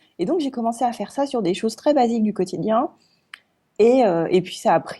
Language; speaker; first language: French; native; French